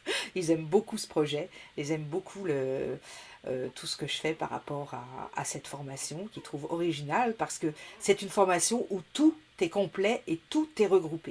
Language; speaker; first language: French; native; French